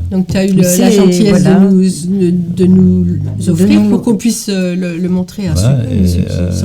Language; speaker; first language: French; native; French